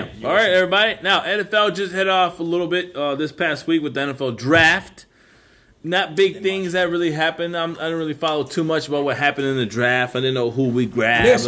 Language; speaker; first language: English; native; English